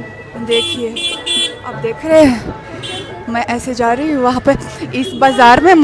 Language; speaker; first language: Hindi; non-native, learner; Russian